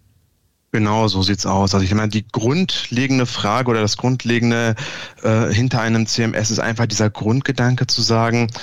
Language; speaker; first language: German; native; German